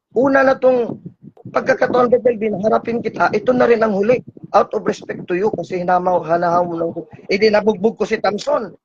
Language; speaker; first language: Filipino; non-native, local second language; Cebuano